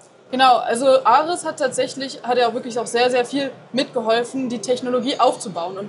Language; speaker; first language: German; native; German